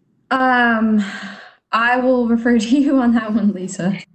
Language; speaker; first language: English; early bilingual, other home language; Spanish